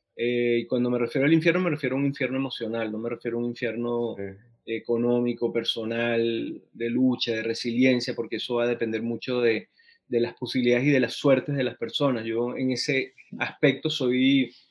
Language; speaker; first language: Spanish; native; Spanish